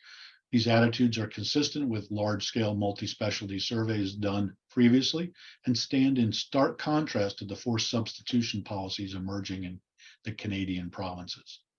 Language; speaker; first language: English; native; English